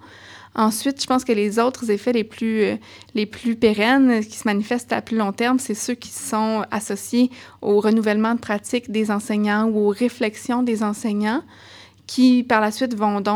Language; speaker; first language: French; native; French